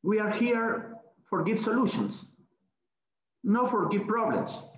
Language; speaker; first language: English; non-native, learner; Spanish